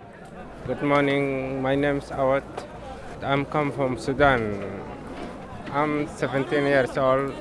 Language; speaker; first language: English; non-native, learner; Arabic